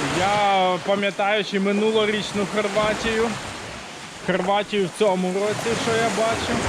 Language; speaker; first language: Ukrainian; non-native, local second language; Russian